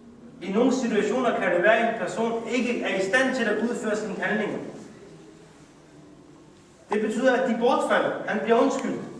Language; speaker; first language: Danish; early bilingual, other home language; Urdu